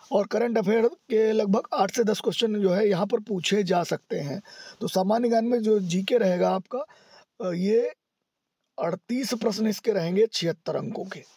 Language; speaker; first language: Hindi; native; Hindi